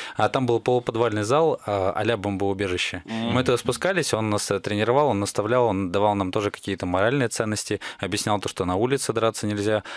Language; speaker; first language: Russian; native; Russian